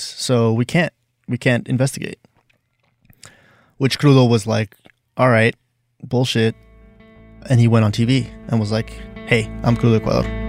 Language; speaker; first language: English; native; English